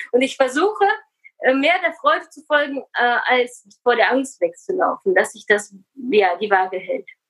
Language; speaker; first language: German; early bilingual, other home language; Russian